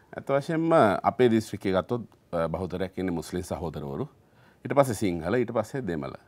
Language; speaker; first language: Sinhala; native; Sinhala